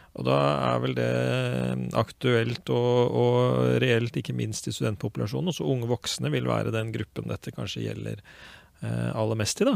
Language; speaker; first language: Norwegian; native; Norwegian